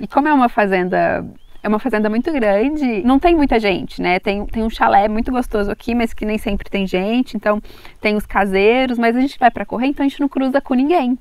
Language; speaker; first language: Portuguese; native; Portuguese